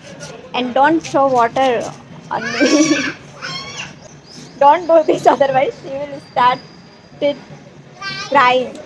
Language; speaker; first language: English; non-native, learner; Hindi